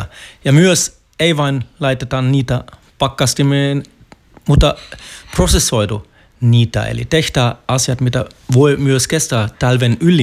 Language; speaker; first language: Finnish; non-native, fluent; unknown